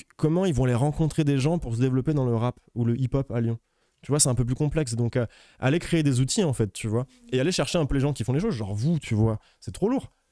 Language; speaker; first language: French; native; French